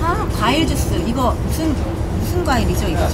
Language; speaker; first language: Korean; native; Korean